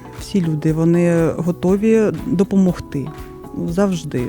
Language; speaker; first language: Ukrainian; non-native, local second language; Russian